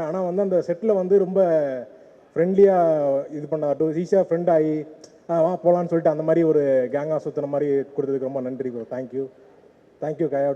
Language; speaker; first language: Tamil; native; Tamil